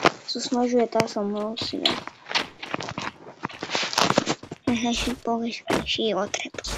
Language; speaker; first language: Bulgarian; native; Bulgarian